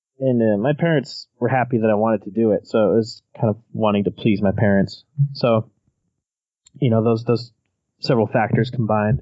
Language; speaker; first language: English; native; English